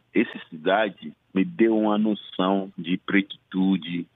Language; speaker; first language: Portuguese; non-native, fluent; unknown